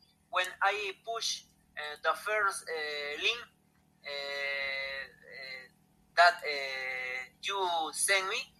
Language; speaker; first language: English; non-native, learner; Spanish